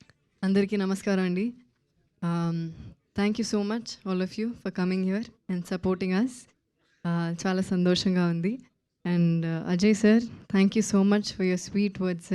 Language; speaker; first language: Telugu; non-native, local second language; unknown